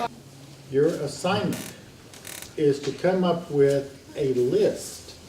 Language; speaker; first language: English; native; English